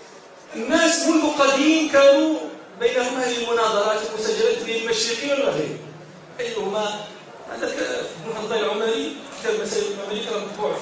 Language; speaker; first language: Arabic; native; Arabic